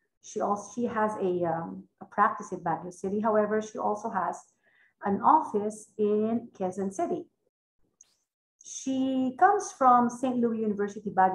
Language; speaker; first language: English; non-native, local second language; Filipino